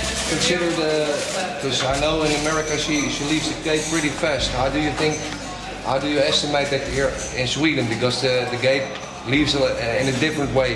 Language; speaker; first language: English; non-native, fluent; Dutch